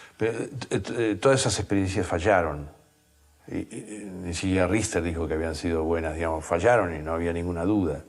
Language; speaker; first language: Spanish; native; Spanish